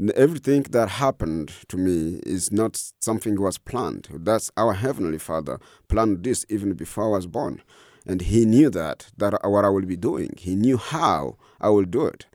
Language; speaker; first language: English; non-native, fluent; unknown